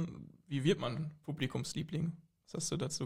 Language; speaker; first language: German; native; German